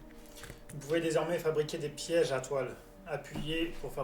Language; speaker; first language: French; native; French